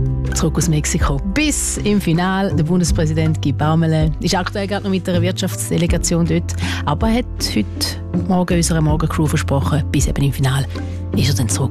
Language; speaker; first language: German; native; German